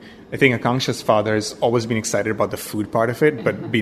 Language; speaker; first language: English; non-native, local second language; Bangla